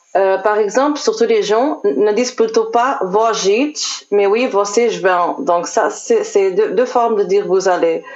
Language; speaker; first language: French; non-native, learner; Portuguese